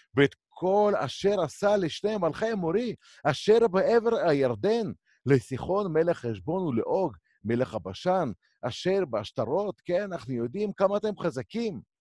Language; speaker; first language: Hebrew; native; Hebrew